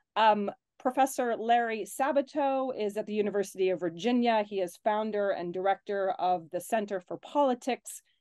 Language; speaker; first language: English; native; English